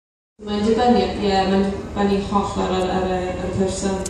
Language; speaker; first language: Welsh; non-native, fluent; English